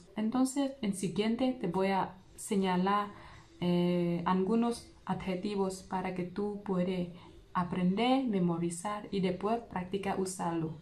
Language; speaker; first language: Spanish; non-native, learner; Vietnamese